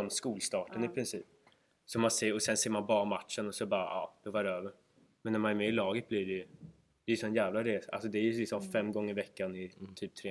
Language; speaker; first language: Swedish; native; Swedish